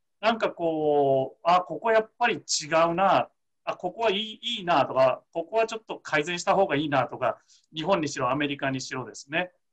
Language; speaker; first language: Japanese; native; Japanese